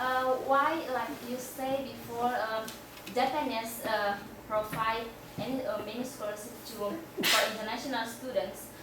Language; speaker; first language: English; non-native, fluent; Indonesian